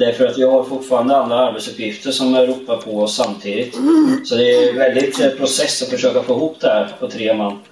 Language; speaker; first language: Swedish; non-native, fluent; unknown